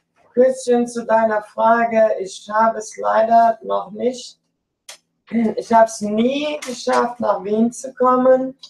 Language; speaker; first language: German; early bilingual, other home language; English